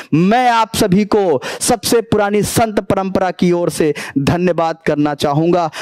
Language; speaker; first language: Hindi; native; Hindi